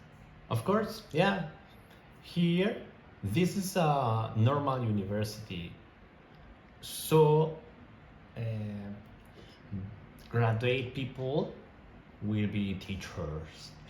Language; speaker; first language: English; non-native, learner; Spanish